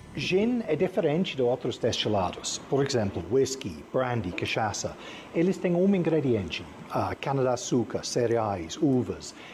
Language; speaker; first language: Portuguese; non-native, fluent; English